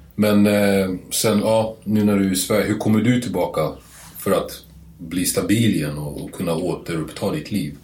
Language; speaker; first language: Swedish; native; Swedish